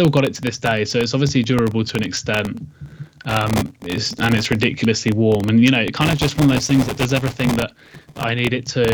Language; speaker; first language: English; native; English